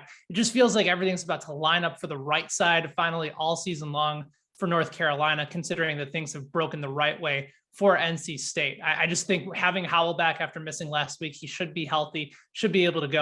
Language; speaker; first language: English; native; English